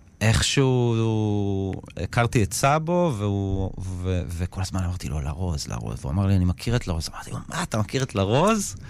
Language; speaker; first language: Hebrew; native; Hebrew